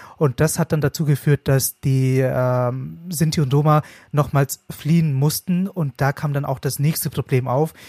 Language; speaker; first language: German; early bilingual, other home language; Vietnamese